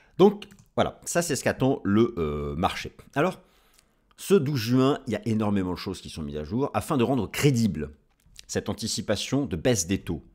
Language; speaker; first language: French; native; French